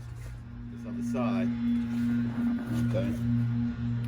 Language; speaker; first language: English; native; English